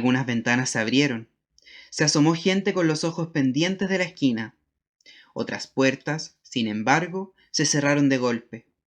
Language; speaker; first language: Spanish; native; Spanish